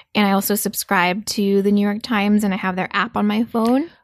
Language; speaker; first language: English; early bilingual, other home language; Korean